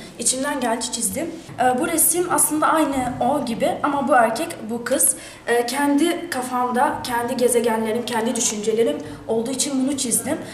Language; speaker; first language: Turkish; early bilingual, other home language; Arabic